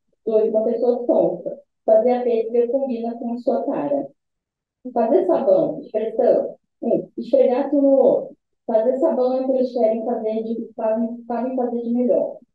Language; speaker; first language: Portuguese; native; Portuguese